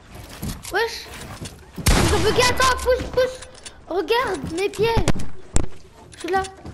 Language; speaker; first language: French; native; French